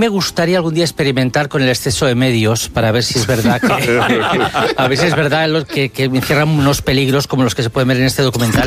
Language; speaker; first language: Spanish; native; Spanish